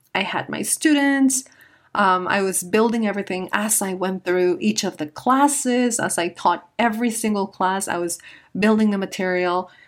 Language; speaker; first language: English; non-native, fluent; Spanish